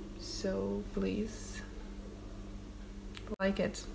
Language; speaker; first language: English; non-native, fluent; Russian